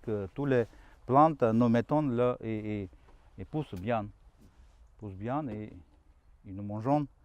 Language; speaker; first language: French; non-native, learner; Albanian